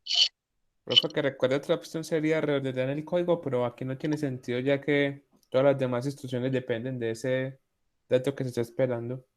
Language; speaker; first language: Spanish; native; Spanish